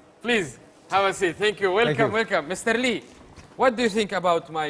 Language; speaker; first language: English; non-native, learner; Arabic